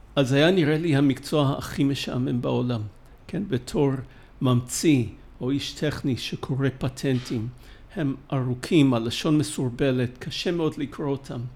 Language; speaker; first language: Hebrew; non-native, fluent; English